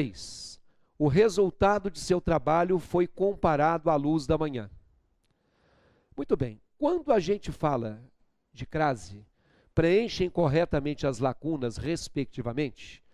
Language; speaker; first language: Portuguese; native; Portuguese